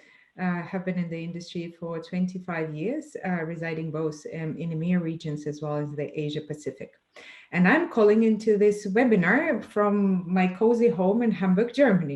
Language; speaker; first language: English; non-native, fluent; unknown